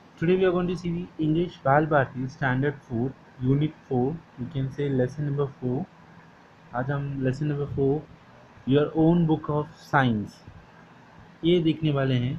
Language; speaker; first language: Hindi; non-native, local second language; Marathi